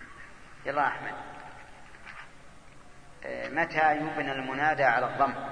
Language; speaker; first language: Arabic; native; Arabic